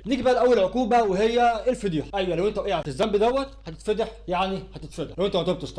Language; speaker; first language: Arabic; native; Arabic